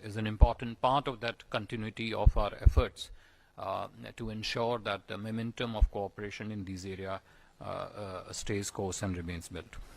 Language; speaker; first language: English; non-native, local second language; Hindi